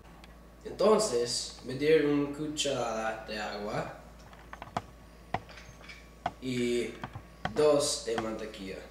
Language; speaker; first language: Spanish; non-native, learner; English